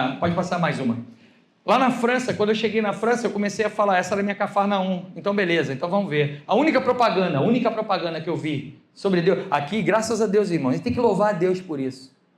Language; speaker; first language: Portuguese; native; Portuguese